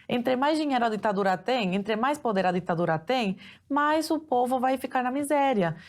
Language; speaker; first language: Portuguese; early bilingual, other home language; Spanish